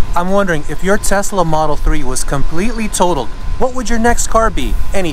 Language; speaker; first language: English; native; English